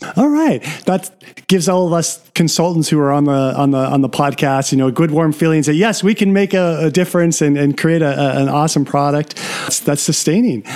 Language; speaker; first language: English; native; English